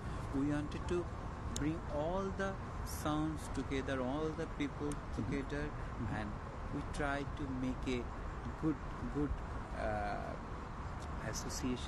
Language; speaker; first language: English; non-native, learner; Bangla